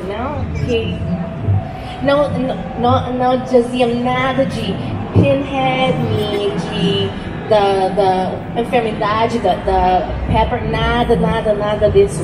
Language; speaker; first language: Portuguese; non-native, learner; English